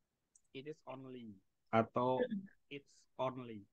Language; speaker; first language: English; non-native, learner; Indonesian